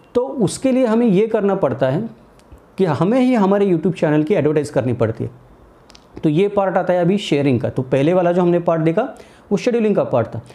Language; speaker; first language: Hindi; non-native, local second language; Marathi